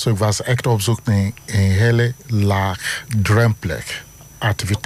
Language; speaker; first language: Dutch; non-native, learner; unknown